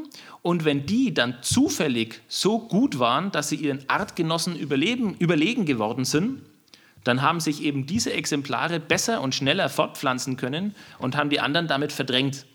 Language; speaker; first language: German; native; German